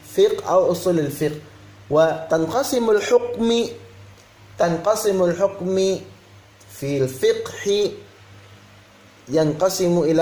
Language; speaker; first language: Arabic; non-native, fluent; Indonesian